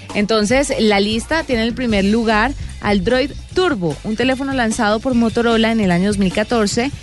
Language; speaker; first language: Spanish; native; Spanish